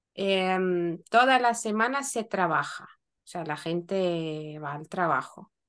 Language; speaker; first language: Spanish; non-native, fluent; Lithuanian